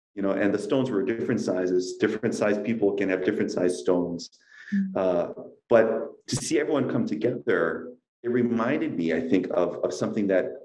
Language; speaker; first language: English; native; English